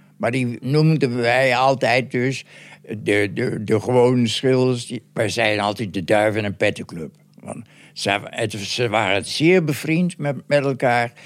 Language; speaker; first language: Dutch; native; Dutch